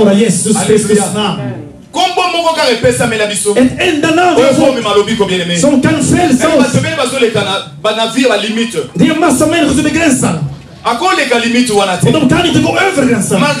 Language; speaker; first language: Swedish; non-native, fluent; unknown